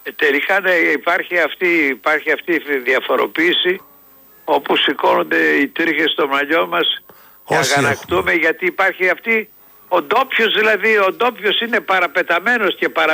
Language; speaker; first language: Greek; native; Greek